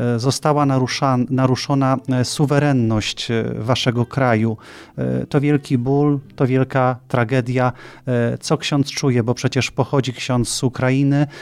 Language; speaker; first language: Polish; native; Polish